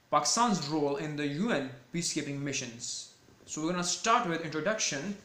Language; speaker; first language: English; non-native, local second language; Urdu